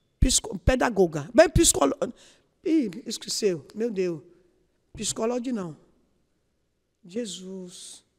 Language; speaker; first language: Portuguese; non-native, learner; Yoruba